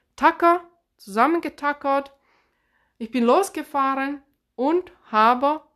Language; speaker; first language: German; non-native, fluent; Finnish